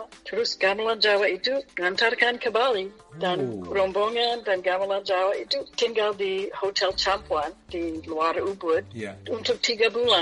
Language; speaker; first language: Indonesian; non-native, fluent; English